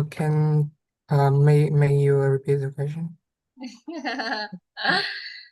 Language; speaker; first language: English; non-native, learner; Vietnamese